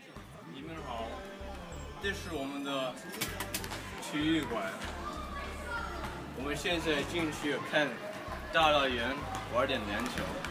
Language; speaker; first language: Chinese; non-native, learner; English